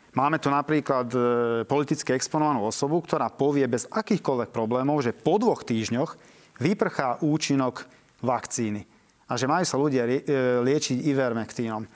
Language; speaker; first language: Slovak; native; Slovak